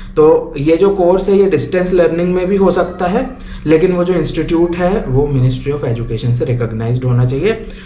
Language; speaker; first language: Hindi; native; Hindi